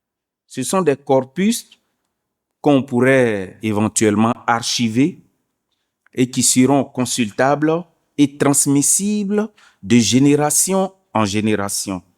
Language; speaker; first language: French; non-native, local second language; Baoulé